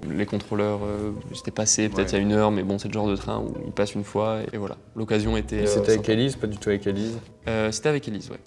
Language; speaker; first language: French; native; French